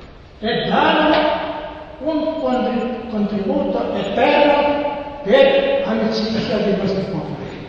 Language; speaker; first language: Italian; non-native, learner; Serbian